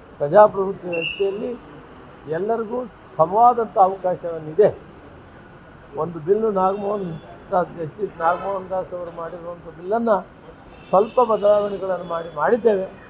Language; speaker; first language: Kannada; native; Kannada